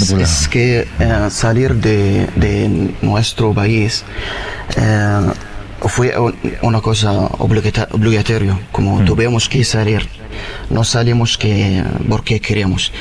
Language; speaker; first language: Spanish; non-native, learner; Arabic